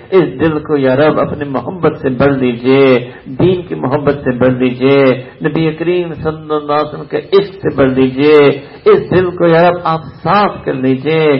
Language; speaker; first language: Urdu; native; Urdu